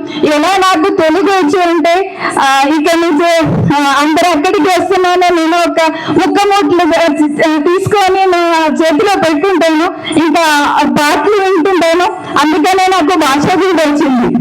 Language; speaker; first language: Telugu; non-native, local second language; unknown